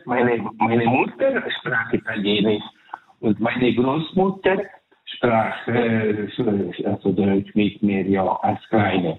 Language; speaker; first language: German; early bilingual, heritage; Italian